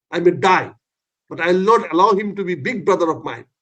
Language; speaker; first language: English; non-native, local second language; Bangla